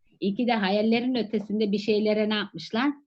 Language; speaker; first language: Turkish; native; Turkish